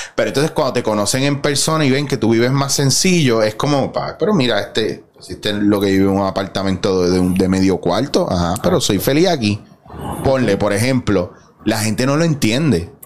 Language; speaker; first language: Spanish; native; Spanish